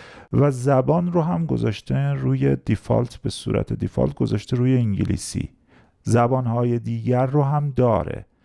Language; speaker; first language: Persian; native; Persian